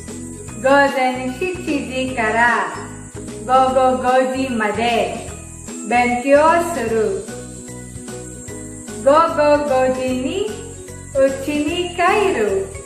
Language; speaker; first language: Japanese; non-native, fluent; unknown